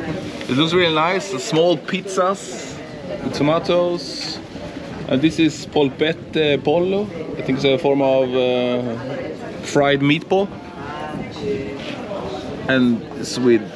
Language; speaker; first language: English; non-native, fluent; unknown